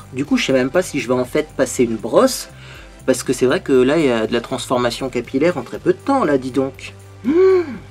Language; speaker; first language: French; native; French